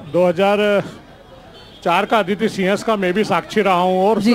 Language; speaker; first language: Hindi; native; Hindi